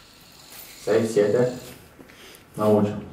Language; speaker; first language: Spanish; non-native, learner; Polish